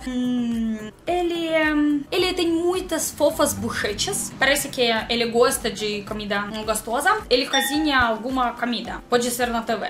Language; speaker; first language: Portuguese; non-native, learner; Russian